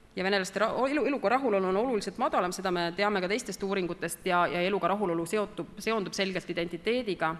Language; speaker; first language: Estonian; native; Estonian